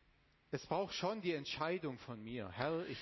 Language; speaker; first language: German; non-native, fluent; Romanian